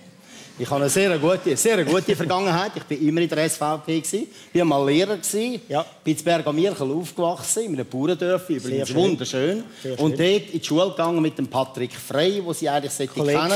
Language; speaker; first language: German; native; German